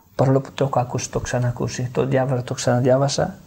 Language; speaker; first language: Greek; non-native, fluent; Italian